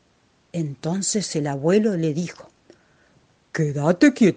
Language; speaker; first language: Spanish; native; Spanish